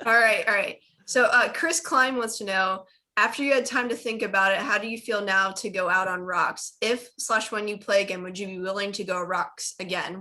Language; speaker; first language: English; native; English